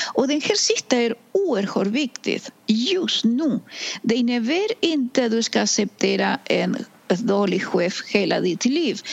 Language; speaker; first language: Swedish; non-native, fluent; Spanish